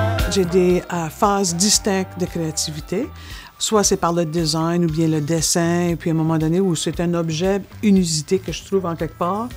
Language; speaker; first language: French; native; French